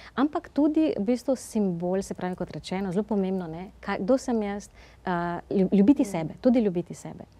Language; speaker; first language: Slovenian; native; Slovenian